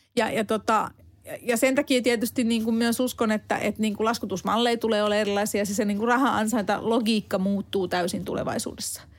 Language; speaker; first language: Finnish; non-native, fluent; Hungarian